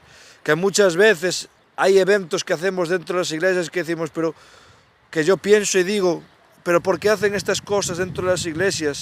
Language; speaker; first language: Spanish; native; Spanish